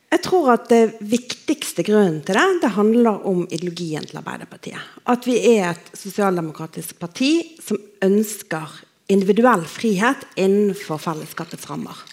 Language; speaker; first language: Norwegian; native; Norwegian